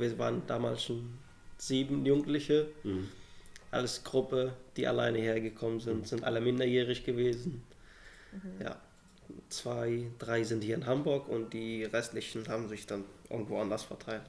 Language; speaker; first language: German; non-native, fluent; Arabic